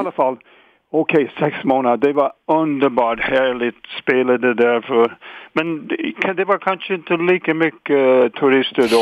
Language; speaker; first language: Swedish; non-native, fluent; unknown